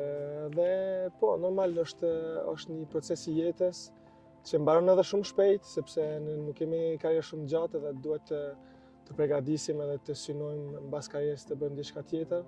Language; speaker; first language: Albanian; early bilingual, heritage; Albanian